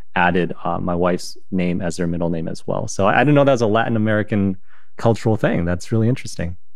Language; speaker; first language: English; non-native, fluent; Chinese